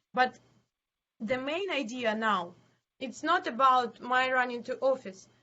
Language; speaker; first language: English; non-native, learner; Ukrainian